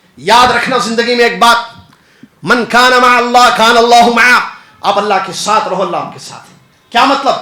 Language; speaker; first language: Urdu; native; Urdu